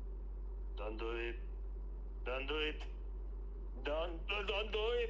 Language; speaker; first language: English; non-native, learner; Spanish